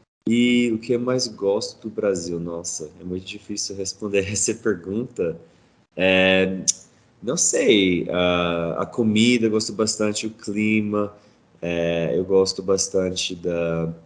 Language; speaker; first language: Portuguese; non-native, fluent; English